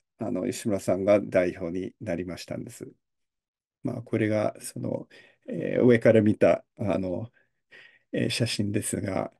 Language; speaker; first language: Japanese; early bilingual, heritage; Japanese